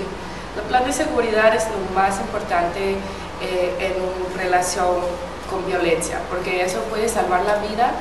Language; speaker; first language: Spanish; non-native, fluent; English